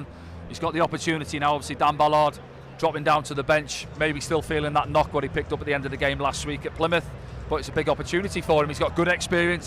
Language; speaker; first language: English; native; English